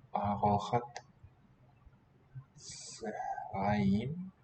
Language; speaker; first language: Hebrew; non-native, learner; English